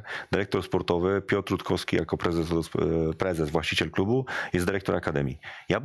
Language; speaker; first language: Polish; native; Polish